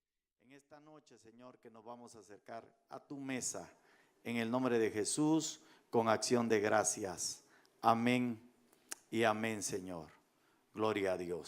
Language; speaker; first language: Spanish; native; Spanish